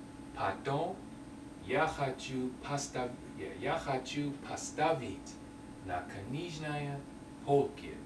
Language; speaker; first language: Russian; non-native, learner; English